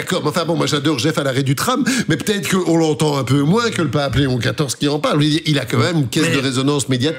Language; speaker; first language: French; native; French